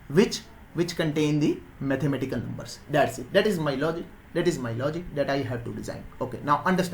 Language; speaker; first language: English; non-native, local second language; Hindi